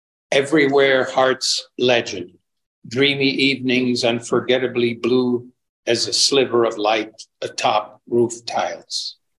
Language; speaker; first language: English; native; English